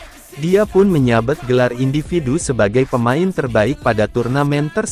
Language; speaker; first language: Indonesian; native; Indonesian